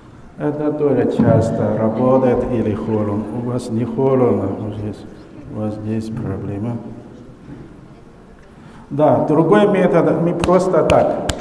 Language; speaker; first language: Russian; non-native, learner; Chinese